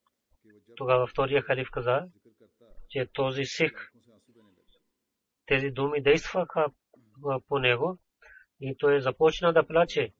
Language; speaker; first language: Bulgarian; non-native, fluent; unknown